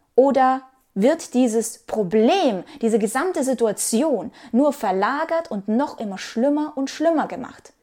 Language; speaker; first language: German; non-native, fluent; Ukrainian